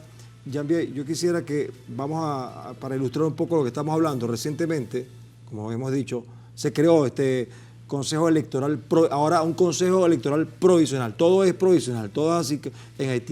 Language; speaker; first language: Spanish; native; Spanish